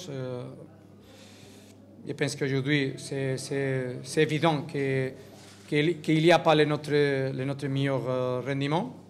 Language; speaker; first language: French; non-native, learner; Catalan